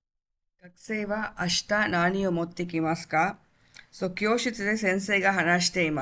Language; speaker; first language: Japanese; non-native, fluent; Tamil